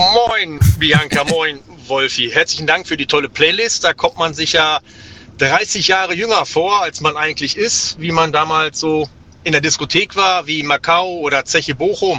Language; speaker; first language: German; native; German